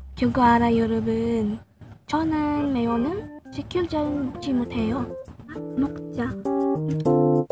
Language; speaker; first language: Korean; non-native, learner; Cebuano